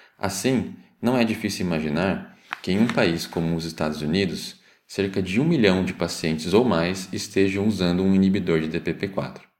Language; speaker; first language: Portuguese; native; Portuguese